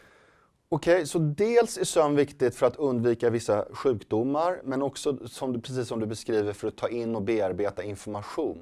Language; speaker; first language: Swedish; native; Swedish